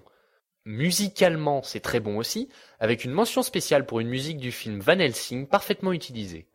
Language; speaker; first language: French; native; French